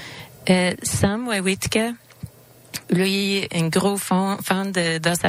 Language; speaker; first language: French; non-native, learner; Swedish